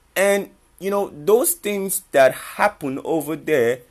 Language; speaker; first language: English; non-native, local second language; Yoruba